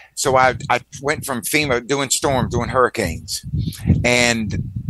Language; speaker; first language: English; native; English